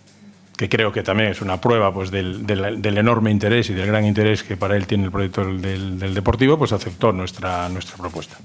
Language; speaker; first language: Spanish; native; Spanish